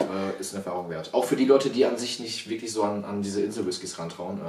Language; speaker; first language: German; native; German